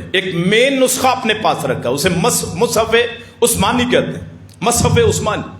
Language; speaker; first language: Urdu; non-native, local second language; Punjabi